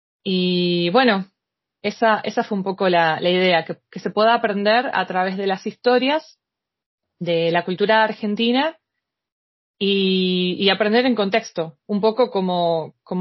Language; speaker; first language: Spanish; native; Spanish